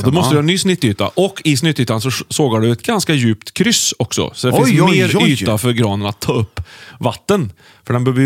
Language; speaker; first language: Swedish; native; Swedish